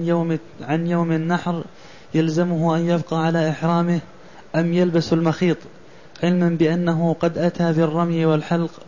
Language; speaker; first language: Arabic; native; Arabic